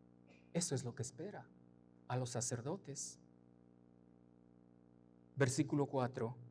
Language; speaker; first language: Spanish; native; Spanish